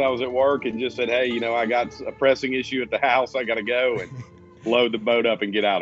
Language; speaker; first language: English; native; English